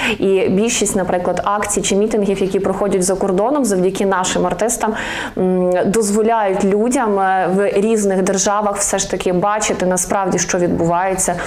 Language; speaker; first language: Ukrainian; native; Ukrainian